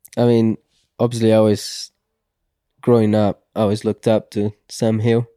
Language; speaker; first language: English; non-native, fluent; Portuguese